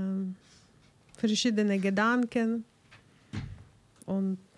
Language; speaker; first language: German; non-native, learner; Ukrainian